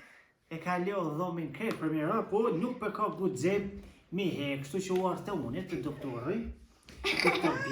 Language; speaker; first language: Albanian; native; Albanian